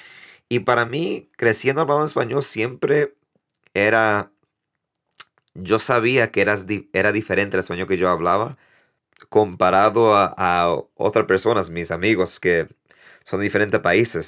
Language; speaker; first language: Spanish; early bilingual, heritage; Spanish